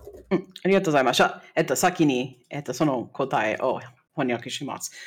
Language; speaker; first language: Japanese; non-native, fluent; English